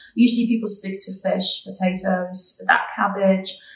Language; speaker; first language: English; non-native, fluent; Polish